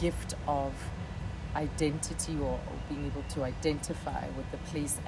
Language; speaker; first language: English; non-native, local second language; Zulu